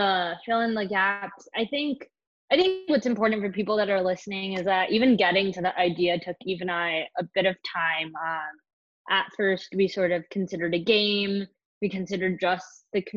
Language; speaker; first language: English; native; English